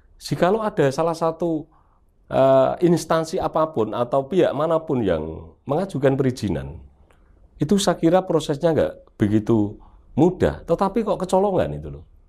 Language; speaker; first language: Indonesian; native; Indonesian